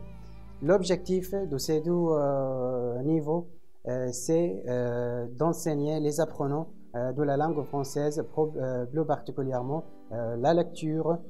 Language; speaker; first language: French; non-native, fluent; Arabic